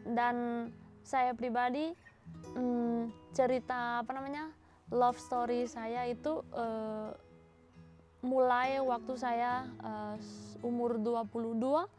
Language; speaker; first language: Indonesian; non-native, fluent; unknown